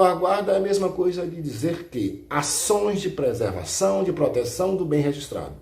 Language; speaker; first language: Portuguese; native; Portuguese